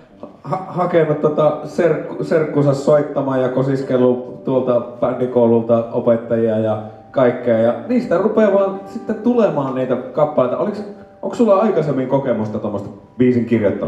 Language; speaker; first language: Finnish; native; Finnish